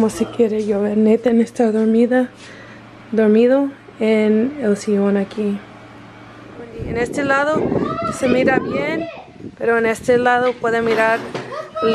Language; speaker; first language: Spanish; early bilingual, heritage; English